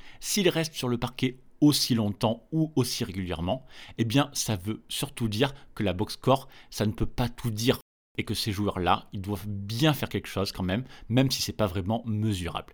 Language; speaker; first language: French; native; French